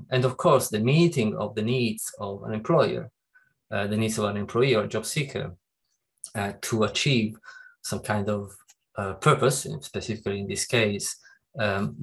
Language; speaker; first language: English; non-native, fluent; Italian